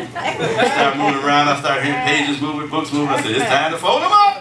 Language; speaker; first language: English; native; English